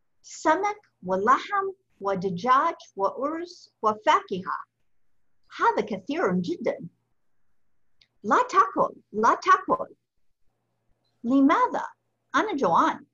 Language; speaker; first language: Arabic; non-native, fluent; English